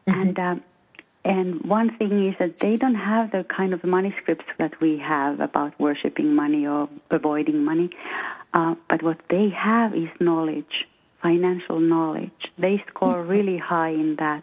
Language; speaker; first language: English; non-native, fluent; Finnish